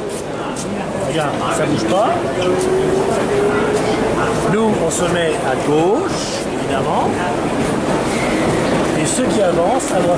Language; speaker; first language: French; native; French